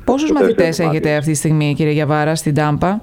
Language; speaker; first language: Greek; native; Greek